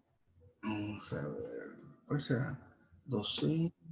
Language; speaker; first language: Spanish; native; Spanish